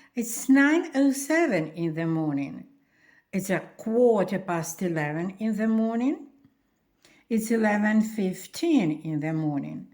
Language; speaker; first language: English; non-native, fluent; Ukrainian